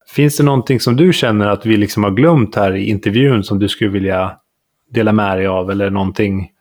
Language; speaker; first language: Swedish; native; Swedish